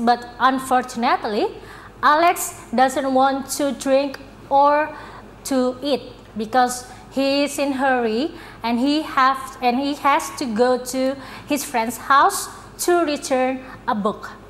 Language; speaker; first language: English; non-native, fluent; Indonesian